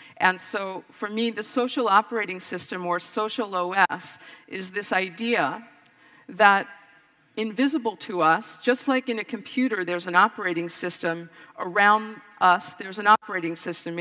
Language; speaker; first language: English; native; English